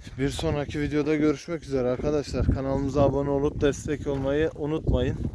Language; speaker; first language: Turkish; native; Turkish